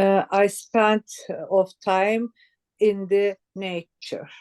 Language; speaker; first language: English; non-native, learner; Turkish